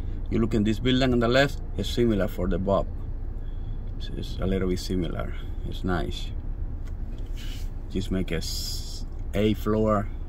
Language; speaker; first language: English; non-native, learner; Spanish